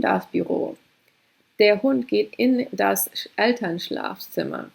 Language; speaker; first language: German; non-native, fluent; English